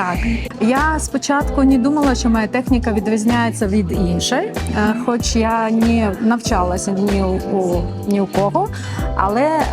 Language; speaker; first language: Ukrainian; non-native, local second language; Russian